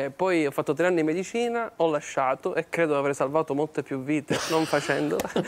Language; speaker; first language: Italian; native; Italian